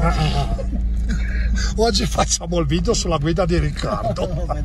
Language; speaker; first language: Italian; native; Italian